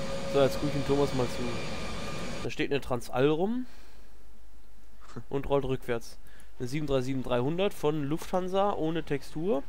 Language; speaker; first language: German; native; German